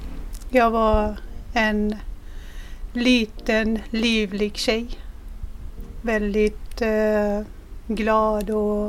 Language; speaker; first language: Swedish; non-native, fluent; Persian